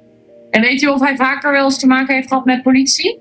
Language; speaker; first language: Dutch; native; Dutch